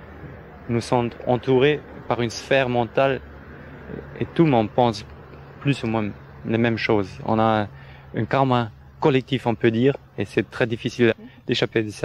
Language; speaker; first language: French; non-native, fluent; German